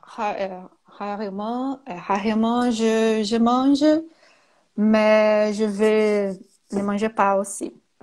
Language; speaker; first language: French; non-native, learner; Portuguese